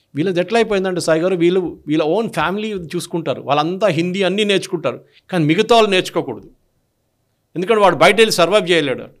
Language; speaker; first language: Telugu; non-native, local second language; Malayalam